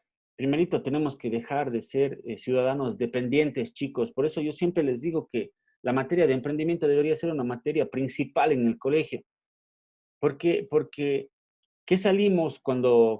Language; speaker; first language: Spanish; native; Spanish